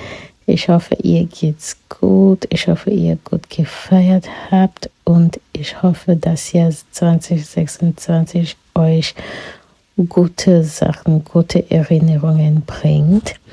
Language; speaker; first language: German; non-native, fluent; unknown